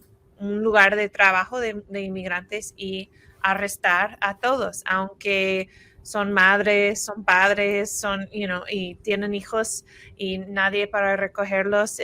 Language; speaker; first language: Spanish; non-native, fluent; English